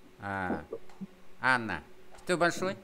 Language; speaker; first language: Russian; non-native, fluent; Vietnamese